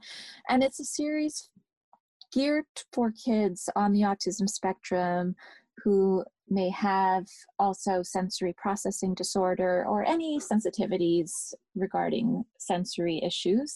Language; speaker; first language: English; native; English